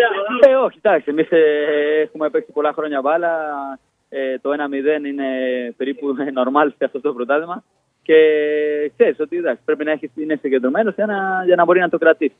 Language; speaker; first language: Greek; non-native, fluent; Spanish